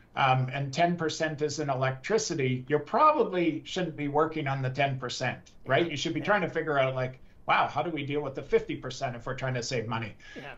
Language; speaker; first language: English; native; English